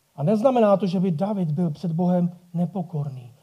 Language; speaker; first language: Czech; native; Czech